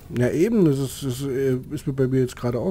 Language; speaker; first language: German; native; German